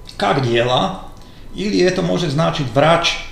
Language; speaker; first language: Russian; non-native, fluent; Slovak